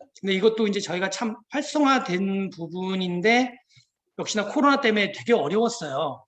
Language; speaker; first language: Korean; native; Korean